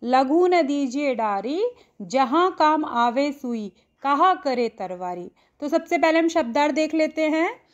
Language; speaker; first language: Hindi; native; Hindi